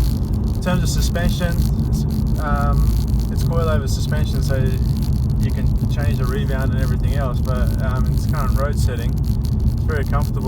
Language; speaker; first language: English; native; English